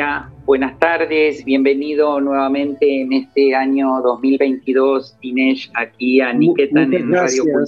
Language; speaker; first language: Spanish; native; Spanish